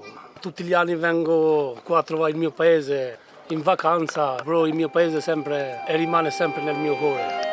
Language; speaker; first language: Italian; non-native, fluent; Albanian